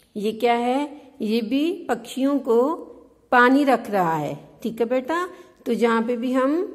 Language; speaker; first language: Hindi; non-native, local second language; Punjabi